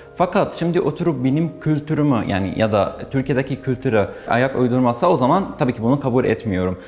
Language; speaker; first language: Turkish; non-native, fluent; Arabic